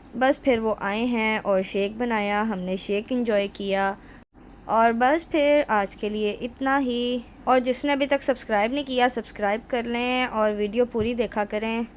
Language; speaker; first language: Urdu; non-native, local second language; Punjabi